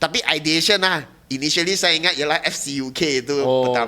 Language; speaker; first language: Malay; non-native, local second language; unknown